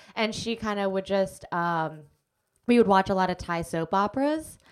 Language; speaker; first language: English; native; English